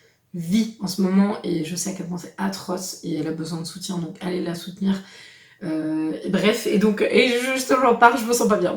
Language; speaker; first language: French; native; French